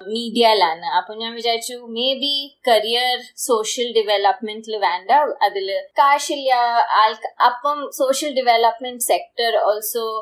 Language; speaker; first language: Malayalam; early bilingual, heritage; Malayalam